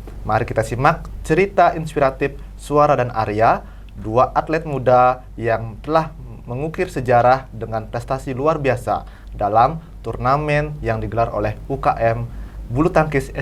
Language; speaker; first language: Indonesian; non-native, local second language; Balinese